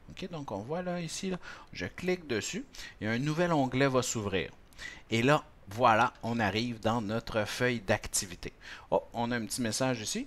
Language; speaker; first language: French; native; French